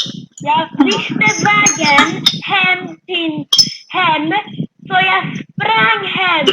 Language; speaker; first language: Swedish; early bilingual, other home language; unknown